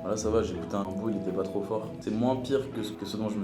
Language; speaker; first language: French; native; French